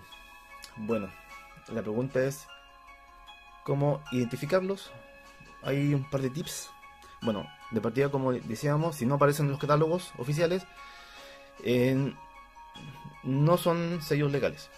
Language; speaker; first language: Spanish; native; Spanish